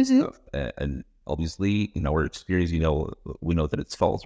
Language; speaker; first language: English; non-native, fluent; Spanish